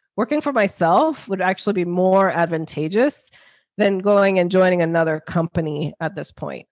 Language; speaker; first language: English; native; English